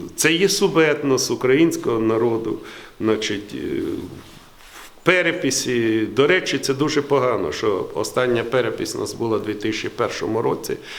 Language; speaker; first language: Ukrainian; native; Ukrainian